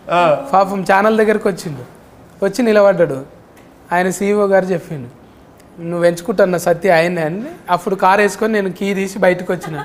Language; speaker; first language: Telugu; native; Telugu